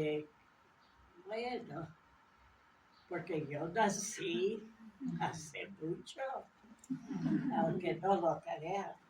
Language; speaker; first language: Spanish; non-native, fluent; English